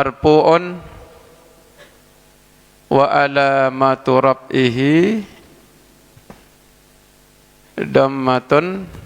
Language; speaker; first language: Arabic; non-native, fluent; Indonesian